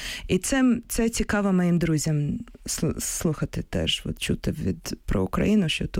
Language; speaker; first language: Ukrainian; non-native, local second language; Russian